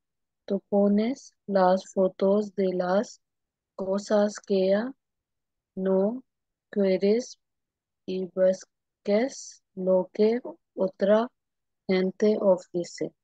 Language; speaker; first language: Spanish; non-native, learner; Urdu